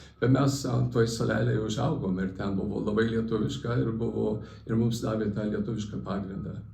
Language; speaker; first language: Lithuanian; early bilingual, heritage; Lithuanian